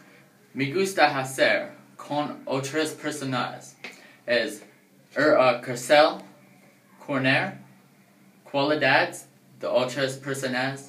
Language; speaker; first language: Spanish; non-native, learner; English